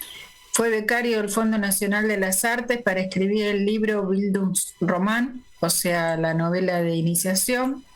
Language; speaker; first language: Spanish; native; Spanish